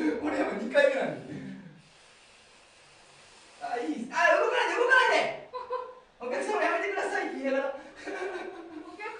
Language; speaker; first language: Japanese; native; Japanese